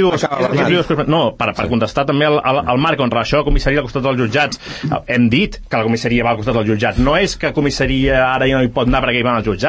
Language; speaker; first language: Catalan; native; Catalan